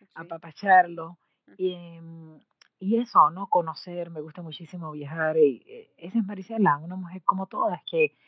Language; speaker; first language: Spanish; native; Spanish